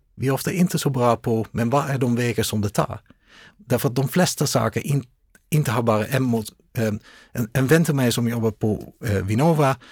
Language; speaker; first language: Swedish; non-native, fluent; Dutch